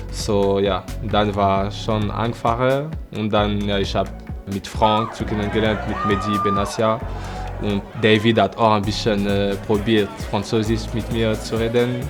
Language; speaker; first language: German; non-native, learner; French